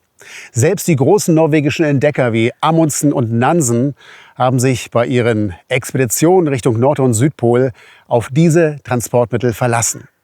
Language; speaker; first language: German; native; German